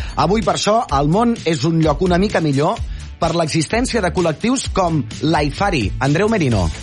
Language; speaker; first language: Catalan; native; Catalan